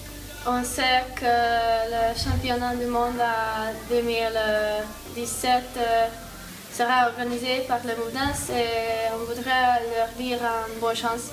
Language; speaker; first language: French; non-native, fluent; Hungarian